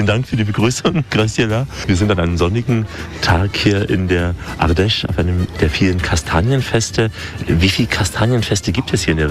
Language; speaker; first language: German; native; German